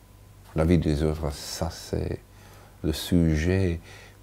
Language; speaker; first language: French; non-native, fluent; English